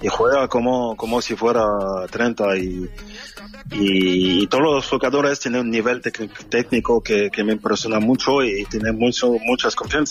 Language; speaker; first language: Spanish; non-native, fluent; French